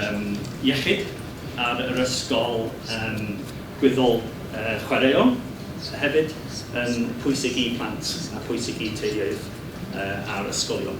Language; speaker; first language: Welsh; non-native, learner; English